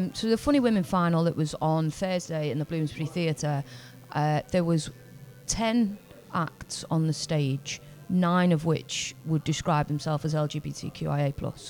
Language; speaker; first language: English; native; English